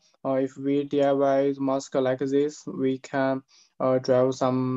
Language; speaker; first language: English; non-native, learner; Chinese